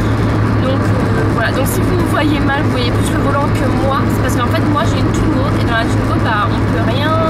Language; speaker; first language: French; native; French